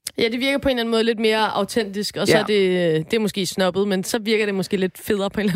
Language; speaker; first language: Danish; native; Danish